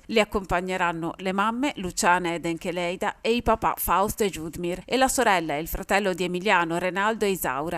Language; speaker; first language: Italian; native; Italian